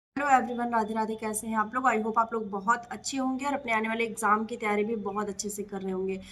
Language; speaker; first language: Hindi; native; Hindi